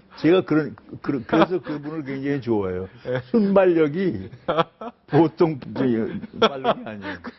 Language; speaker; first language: Korean; native; Korean